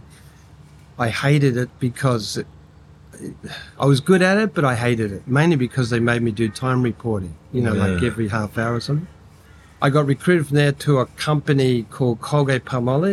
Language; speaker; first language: English; native; English